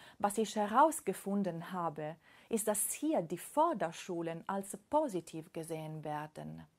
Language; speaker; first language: German; non-native, fluent; Italian